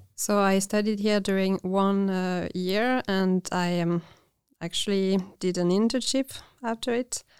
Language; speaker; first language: English; non-native, fluent; French